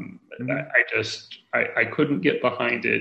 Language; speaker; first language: English; native; English